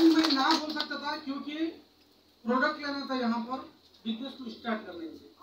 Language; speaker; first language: Hindi; non-native, local second language; Kannada